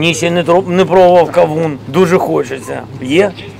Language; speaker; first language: Ukrainian; non-native, local second language; Russian